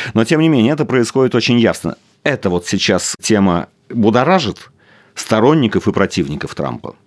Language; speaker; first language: Russian; native; Russian